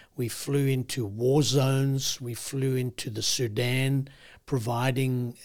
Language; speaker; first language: English; native; English